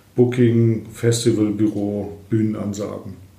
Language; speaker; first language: German; native; German